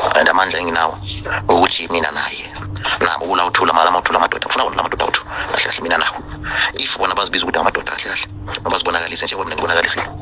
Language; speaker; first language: Zulu; non-native, fluent; Nyanja